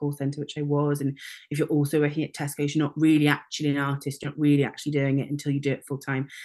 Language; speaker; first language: English; native; English